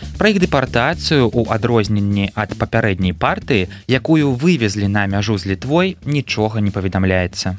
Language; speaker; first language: Belarusian; native; Belarusian